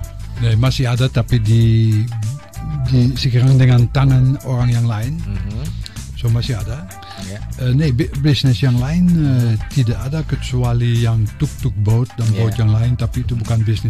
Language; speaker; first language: Indonesian; non-native, fluent; Dutch